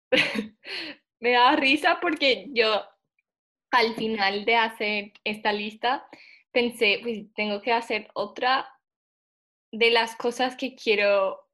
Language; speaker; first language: Spanish; non-native, fluent; English